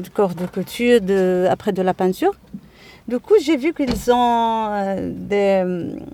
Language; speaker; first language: French; non-native, local second language; Arabic